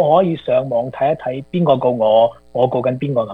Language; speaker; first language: Chinese; early bilingual, heritage; Cantonese